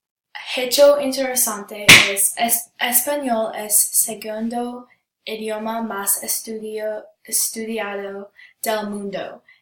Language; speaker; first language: Spanish; non-native, learner; English